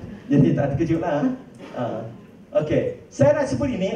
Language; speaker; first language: Malay; native; Malay